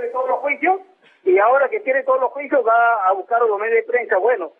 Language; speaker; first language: Spanish; native; Spanish